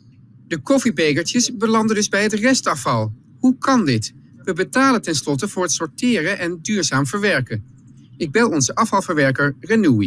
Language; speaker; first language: Dutch; native; Dutch